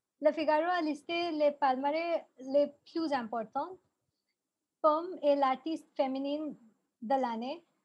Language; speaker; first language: French; non-native, fluent; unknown